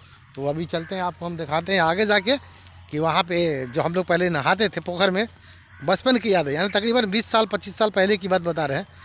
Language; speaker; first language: Hindi; native; Hindi